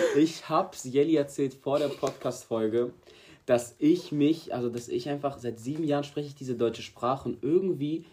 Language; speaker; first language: German; early bilingual, other home language; Greek